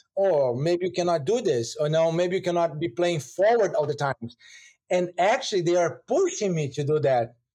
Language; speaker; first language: English; non-native, fluent; Portuguese